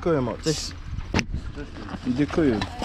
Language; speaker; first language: Czech; non-native, learner; English